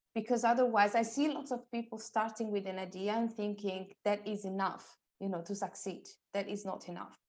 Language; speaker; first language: English; non-native, fluent; Italian